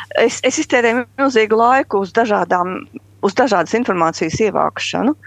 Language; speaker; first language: Latvian; native; Latvian